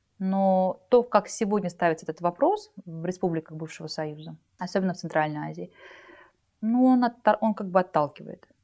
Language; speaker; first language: Russian; native; Russian